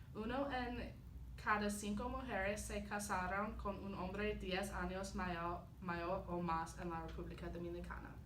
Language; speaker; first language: Spanish; non-native, learner; English